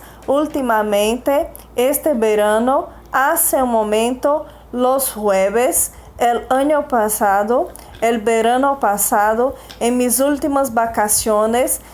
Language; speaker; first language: Spanish; non-native, fluent; Portuguese